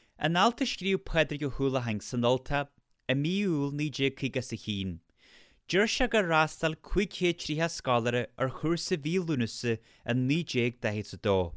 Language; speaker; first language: Irish; native; Irish